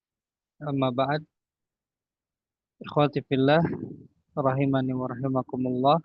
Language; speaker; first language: Indonesian; native; Indonesian